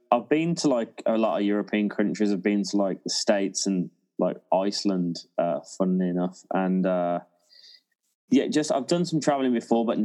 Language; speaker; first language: English; native; English